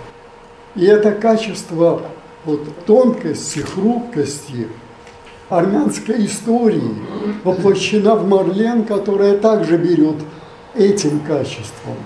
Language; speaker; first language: Russian; native; Russian